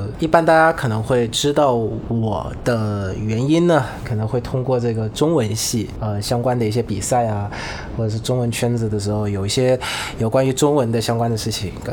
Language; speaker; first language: Chinese; non-native, fluent; Vietnamese